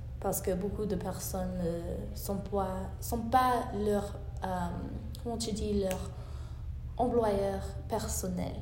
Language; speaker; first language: French; non-native, learner; English